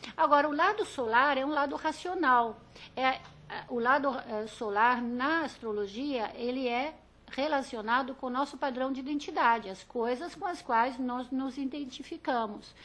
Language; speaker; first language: Portuguese; early bilingual, other home language; Italian